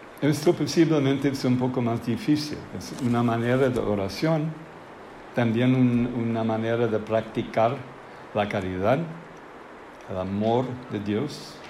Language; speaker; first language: Spanish; non-native, fluent; English